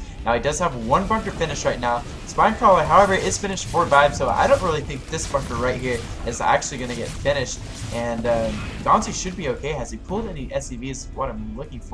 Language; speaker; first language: English; native; English